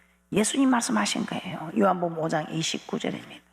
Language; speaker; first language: Korean; native; Korean